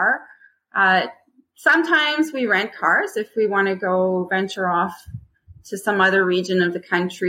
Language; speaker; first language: English; non-native, fluent; French